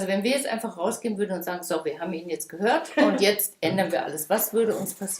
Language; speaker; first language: German; native; German